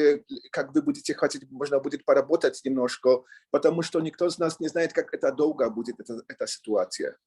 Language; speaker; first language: Russian; non-native, learner; Polish